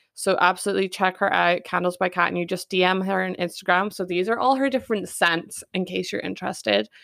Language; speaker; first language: English; native; English